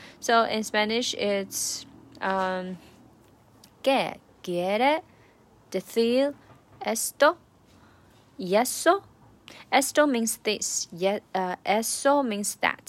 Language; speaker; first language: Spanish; non-native, learner; Chinese